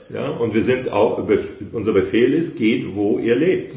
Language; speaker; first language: German; native; German